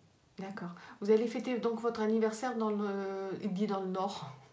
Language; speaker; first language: French; native; French